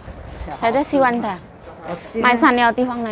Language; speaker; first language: Chinese; non-native, learner; Javanese